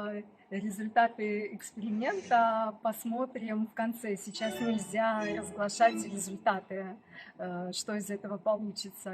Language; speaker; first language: Russian; native; Russian